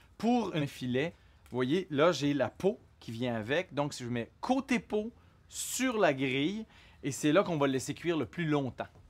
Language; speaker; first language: French; native; French